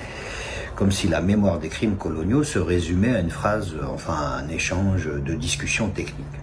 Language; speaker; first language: French; non-native, local second language; Kabyle